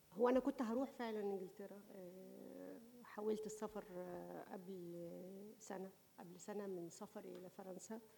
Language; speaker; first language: Arabic; native; Arabic